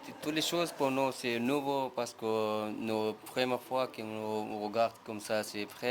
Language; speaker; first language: French; non-native, learner; Pashto